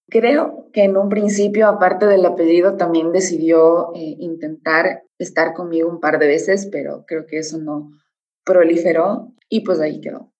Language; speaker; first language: Spanish; native; Spanish